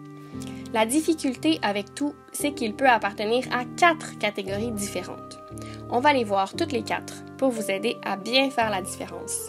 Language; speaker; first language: French; native; French